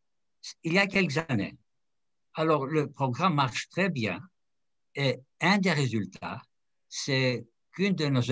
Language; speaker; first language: French; non-native, fluent; Greek